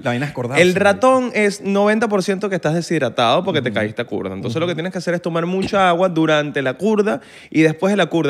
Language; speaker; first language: Spanish; native; Spanish